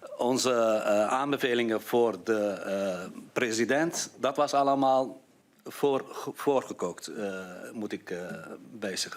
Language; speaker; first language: Dutch; non-native, fluent; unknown